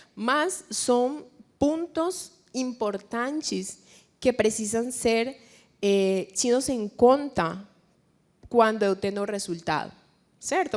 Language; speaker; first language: Portuguese; non-native, fluent; Spanish